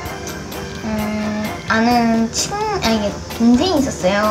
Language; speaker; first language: Korean; native; Korean